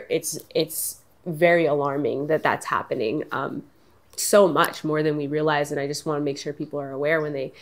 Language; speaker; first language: English; native; English